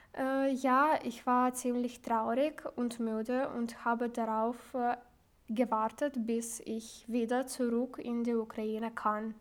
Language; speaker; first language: German; non-native, learner; Ukrainian